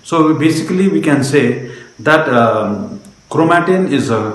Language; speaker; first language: English; non-native, local second language; Nepali